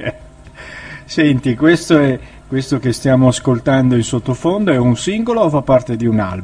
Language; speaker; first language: Italian; native; Italian